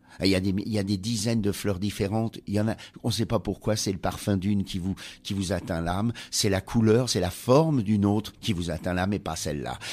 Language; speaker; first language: French; native; French